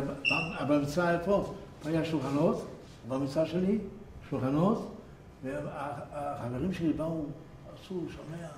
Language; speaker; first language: Hebrew; early bilingual, other home language; Yiddish